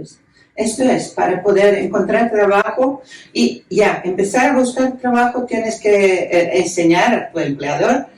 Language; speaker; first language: Spanish; non-native, fluent; Croatian